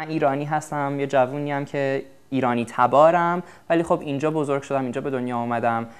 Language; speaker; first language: Persian; early bilingual, heritage; Persian